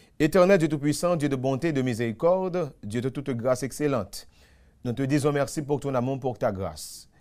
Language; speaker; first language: French; non-native, local second language; Haitian Creole